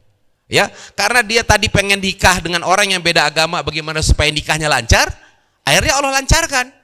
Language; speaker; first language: Indonesian; native; Indonesian